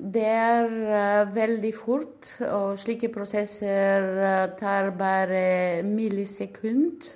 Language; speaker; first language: Norwegian; non-native, fluent; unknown